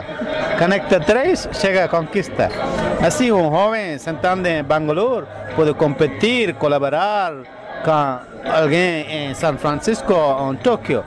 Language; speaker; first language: Spanish; non-native, fluent; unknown